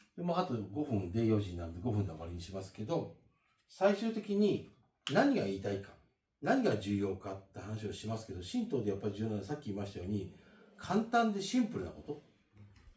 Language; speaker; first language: Japanese; native; Japanese